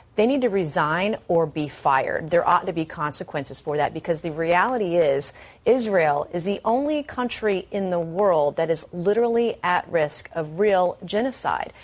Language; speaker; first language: English; native; English